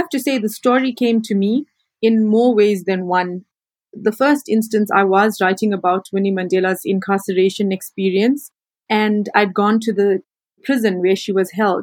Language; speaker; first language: English; native; English